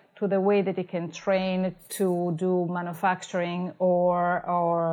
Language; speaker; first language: English; non-native, fluent; Italian